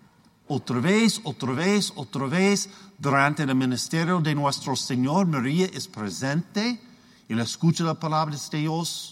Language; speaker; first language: Spanish; non-native, learner; English